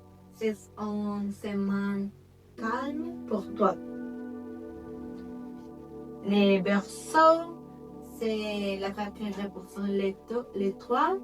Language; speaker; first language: French; non-native, learner; Spanish